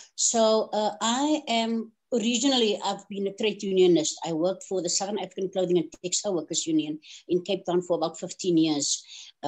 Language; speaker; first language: English; non-native, local second language; Afrikaans